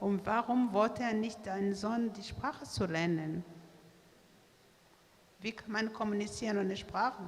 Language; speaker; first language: German; non-native, learner; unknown